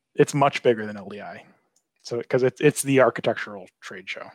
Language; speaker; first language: English; native; English